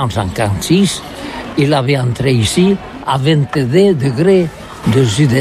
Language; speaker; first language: French; non-native, learner; Catalan